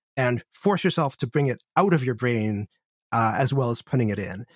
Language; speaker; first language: English; native; English